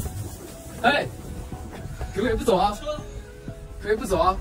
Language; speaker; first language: Chinese; native; Chinese